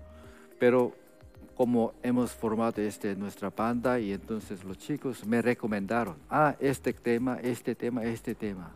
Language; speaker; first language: Spanish; non-native, fluent; Korean